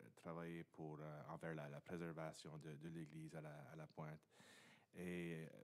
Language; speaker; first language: French; native; French